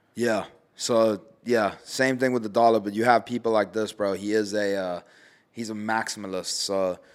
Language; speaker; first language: English; native; English